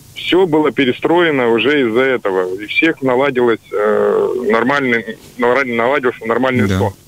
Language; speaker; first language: Russian; native; Russian